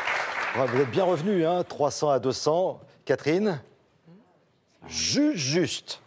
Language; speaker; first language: French; native; French